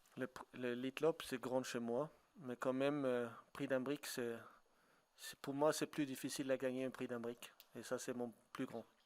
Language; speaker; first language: French; non-native, fluent; Swedish